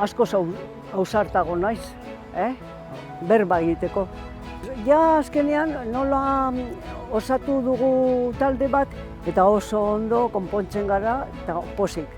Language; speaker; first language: Basque; non-native, learner; Spanish